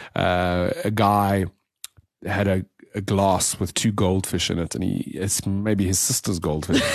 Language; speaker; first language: English; native; English